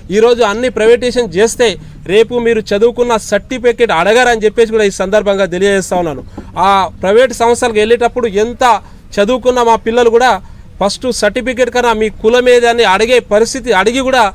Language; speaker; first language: Telugu; non-native, local second language; Lambadi